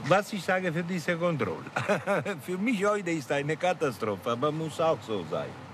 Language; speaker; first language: German; non-native, learner; Italian